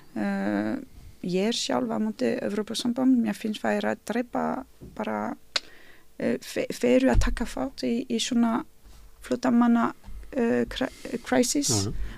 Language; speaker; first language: Icelandic; non-native, fluent; Bosnian